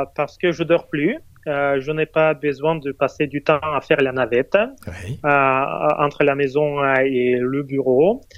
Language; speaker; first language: French; non-native, fluent; Russian